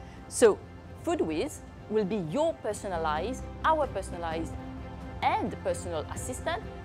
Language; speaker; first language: English; non-native, local second language; Morisyen